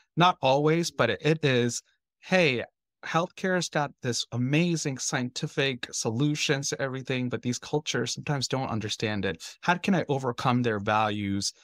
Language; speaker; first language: English; native; English